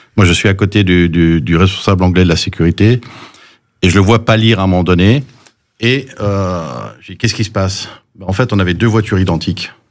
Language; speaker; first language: French; early bilingual, other home language; English